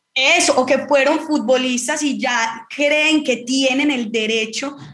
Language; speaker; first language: Spanish; native; Spanish